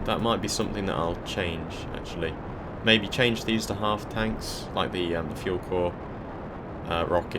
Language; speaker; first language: English; native; English